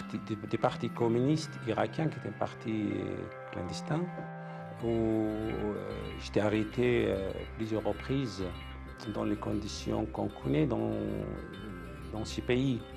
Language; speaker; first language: French; non-native, fluent; Arabic